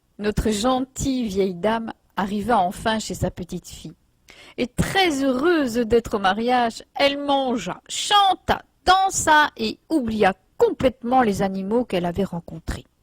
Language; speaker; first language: French; native; French